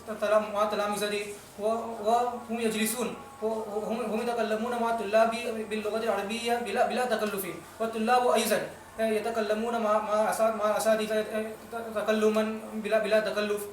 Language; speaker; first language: Arabic; non-native, learner; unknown